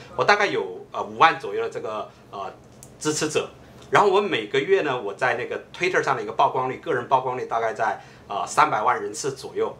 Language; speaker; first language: Chinese; native; Chinese